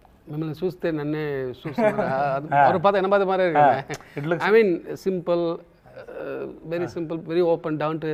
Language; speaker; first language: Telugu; non-native, learner; Tamil